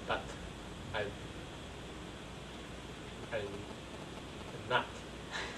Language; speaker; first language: English; non-native, learner; Chinese